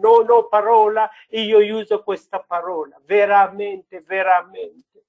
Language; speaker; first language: Italian; non-native, learner; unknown